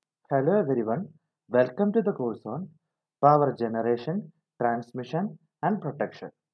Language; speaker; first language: English; non-native, local second language; Malayalam